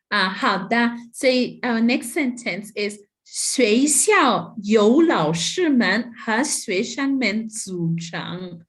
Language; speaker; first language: Chinese; non-native, learner; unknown